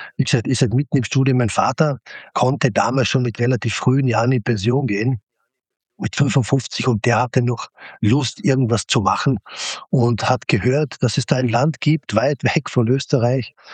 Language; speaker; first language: German; non-native, local second language; Slovenian